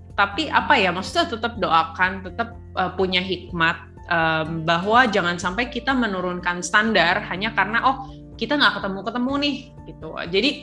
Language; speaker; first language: Indonesian; native; Indonesian